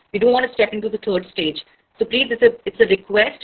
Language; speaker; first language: English; non-native, local second language; Hindi